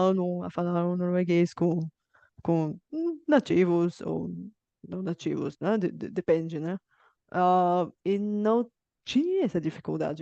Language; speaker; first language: Portuguese; non-native, fluent; Bulgarian